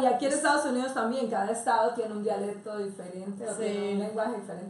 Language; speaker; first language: Spanish; native; Spanish